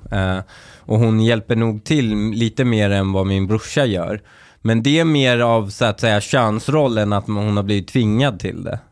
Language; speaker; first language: Swedish; early bilingual, other home language; Persian